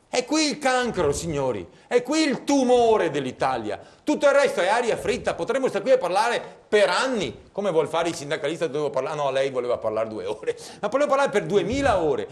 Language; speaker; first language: Italian; native; Italian